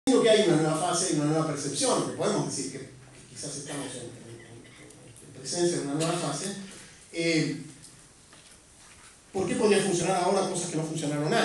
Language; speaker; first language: Spanish; native; Spanish